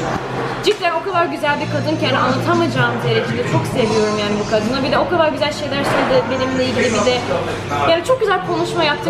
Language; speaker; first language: Turkish; early bilingual, heritage; Turkish